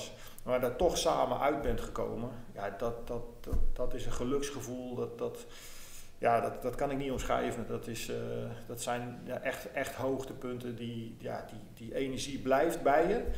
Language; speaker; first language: Dutch; native; Dutch